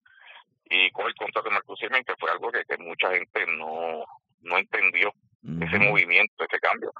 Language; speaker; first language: Spanish; native; Spanish